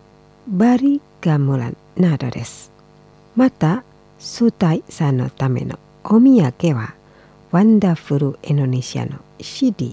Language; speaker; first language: Japanese; non-native, fluent; Indonesian